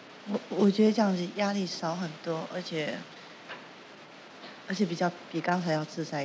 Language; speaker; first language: Chinese; native; Chinese